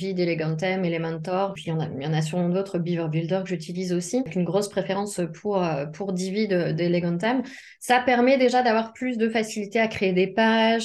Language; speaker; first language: French; native; French